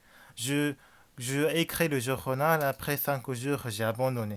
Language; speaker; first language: French; non-native, learner; Japanese